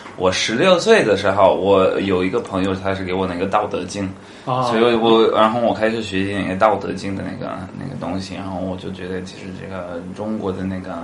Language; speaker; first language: Chinese; non-native, fluent; English